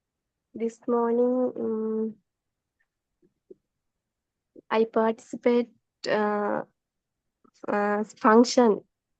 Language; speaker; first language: English; non-native, learner; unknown